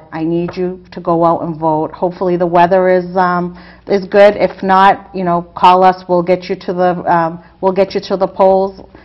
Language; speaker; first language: English; native; English